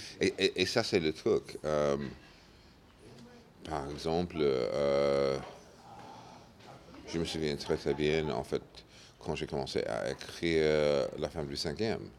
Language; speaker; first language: French; non-native, fluent; English